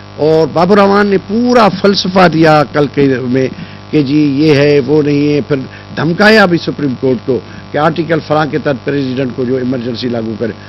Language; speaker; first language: Urdu; non-native, local second language; Sindhi